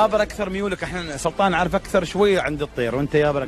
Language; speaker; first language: Arabic; native; Arabic